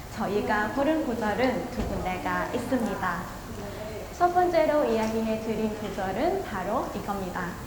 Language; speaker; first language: Korean; non-native, learner; Thai